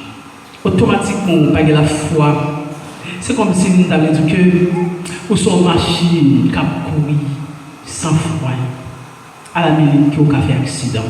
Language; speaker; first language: French; non-native, local second language; Haitian Creole